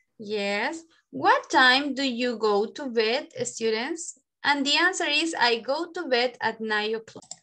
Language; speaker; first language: English; non-native, fluent; Spanish